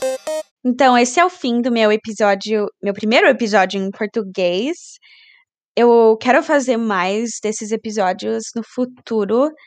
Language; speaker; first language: Portuguese; early bilingual, heritage; Portuguese